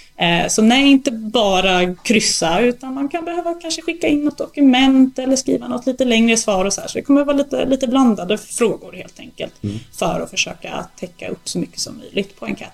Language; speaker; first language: Swedish; native; Swedish